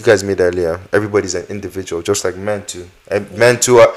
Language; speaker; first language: English; non-native, local second language; Hausa